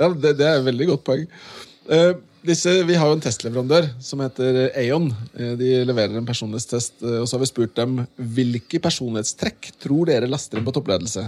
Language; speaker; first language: Norwegian; native; Norwegian